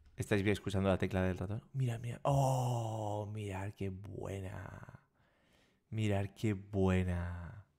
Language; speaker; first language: Spanish; native; Spanish